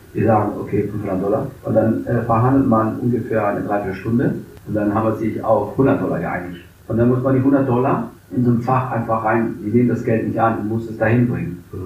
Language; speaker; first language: German; early bilingual, other home language; English